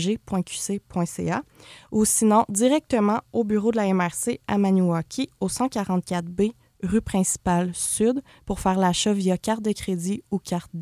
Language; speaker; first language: French; native; French